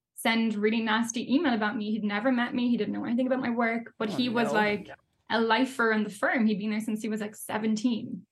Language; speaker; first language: English; native; English